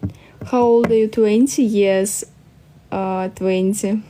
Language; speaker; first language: English; non-native, learner; Russian